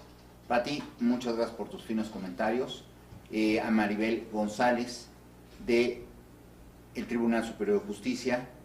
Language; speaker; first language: Spanish; native; Spanish